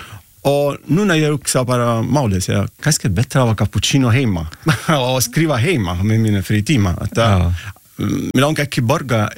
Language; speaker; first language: Icelandic; non-native, learner; Italian